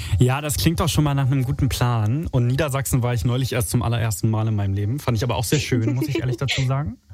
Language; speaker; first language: German; early bilingual, other home language; Italian